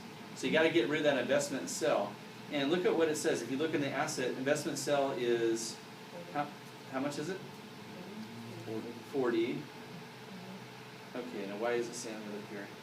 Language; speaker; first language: English; native; English